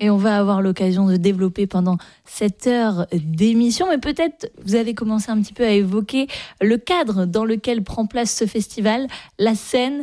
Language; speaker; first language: French; native; French